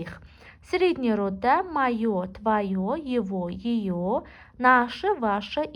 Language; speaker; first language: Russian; non-native, local second language; Azerbaijani